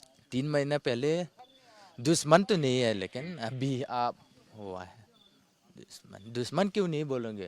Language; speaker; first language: Hindi; non-native, local second language; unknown